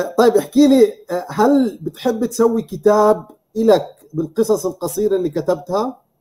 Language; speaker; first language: Arabic; native; Arabic